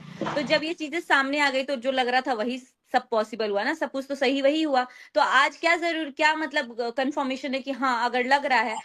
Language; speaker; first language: Hindi; native; Hindi